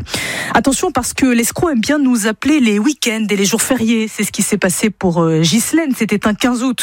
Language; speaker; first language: French; native; French